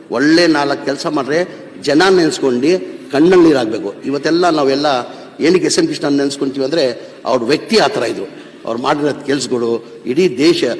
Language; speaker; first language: Kannada; non-native, local second language; Urdu